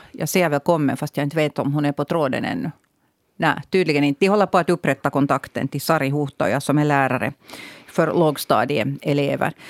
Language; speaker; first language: Swedish; native; Swedish